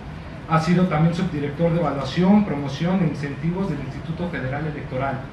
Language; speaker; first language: Spanish; native; Spanish